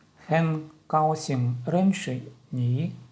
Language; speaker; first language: Chinese; non-native, learner; Russian